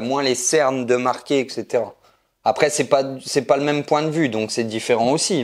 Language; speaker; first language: French; native; French